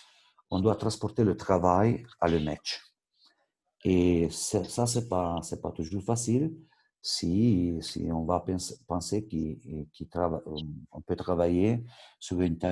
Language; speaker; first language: French; non-native, local second language; Italian